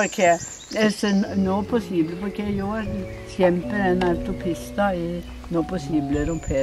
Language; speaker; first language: Spanish; non-native, learner; Norwegian